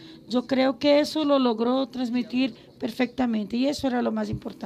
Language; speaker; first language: Spanish; non-native, fluent; Portuguese